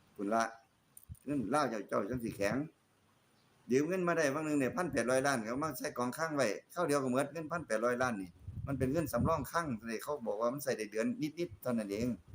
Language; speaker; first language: Thai; native; Thai